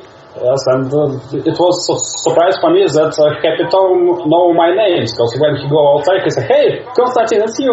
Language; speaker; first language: English; non-native, learner; Russian